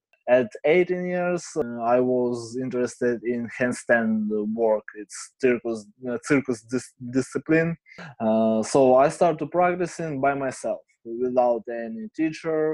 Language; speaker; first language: English; non-native, learner; Ukrainian